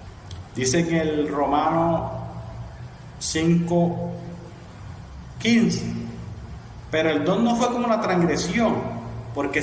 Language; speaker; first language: Spanish; native; Spanish